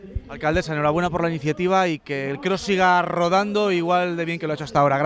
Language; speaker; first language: Spanish; native; Spanish